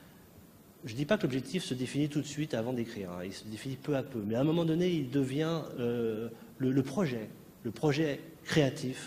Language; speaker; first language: French; native; French